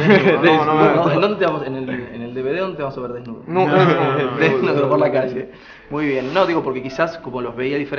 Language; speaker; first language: Spanish; native; Spanish